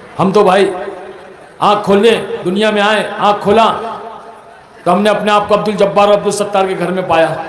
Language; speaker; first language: Urdu; native; Urdu